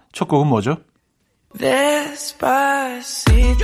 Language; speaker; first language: Korean; native; Korean